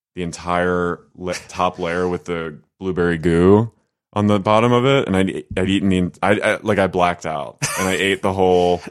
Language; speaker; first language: English; native; English